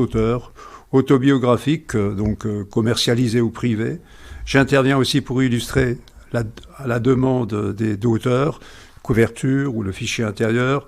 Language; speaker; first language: French; native; French